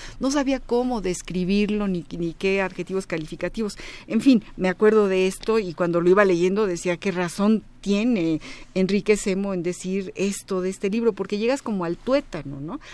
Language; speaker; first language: Spanish; native; Spanish